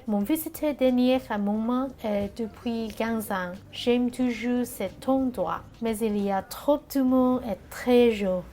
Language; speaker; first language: French; non-native, learner; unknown